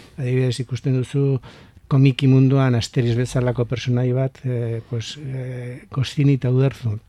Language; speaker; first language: Basque; non-native, local second language; Spanish